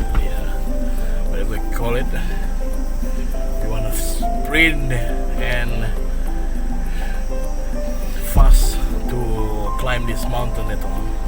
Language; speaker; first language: English; non-native, local second language; Malay